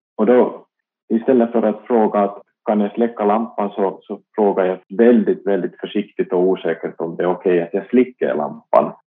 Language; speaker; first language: Swedish; non-native, local second language; Finnish